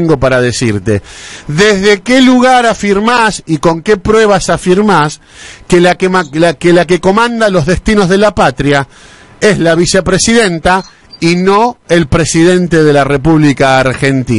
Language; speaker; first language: Spanish; native; Spanish